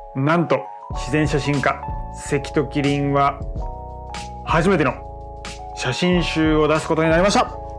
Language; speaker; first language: Japanese; early bilingual, other home language; French